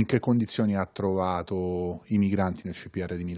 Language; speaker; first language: Italian; native; Italian